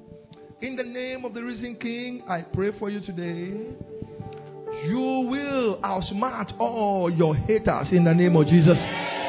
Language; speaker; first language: English; non-native, local second language; Yoruba